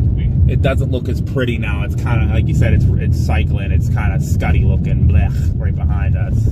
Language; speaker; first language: English; native; English